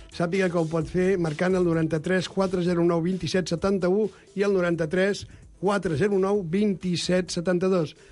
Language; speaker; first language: Catalan; native; Catalan